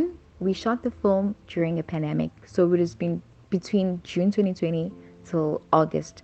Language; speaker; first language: English; non-native, local second language; Zulu